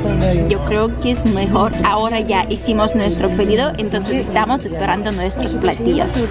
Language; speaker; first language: Spanish; non-native, fluent; Ukrainian